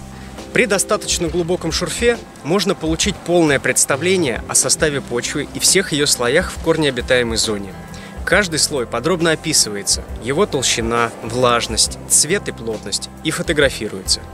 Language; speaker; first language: Russian; native; Russian